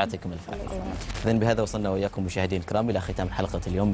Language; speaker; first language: Arabic; native; Arabic